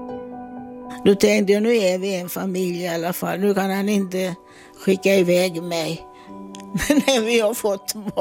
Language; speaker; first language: Swedish; non-native, fluent; Italian